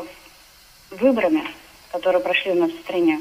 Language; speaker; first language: Russian; native; Russian